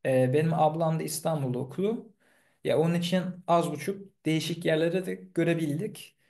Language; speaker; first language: Turkish; early bilingual, heritage; Turkish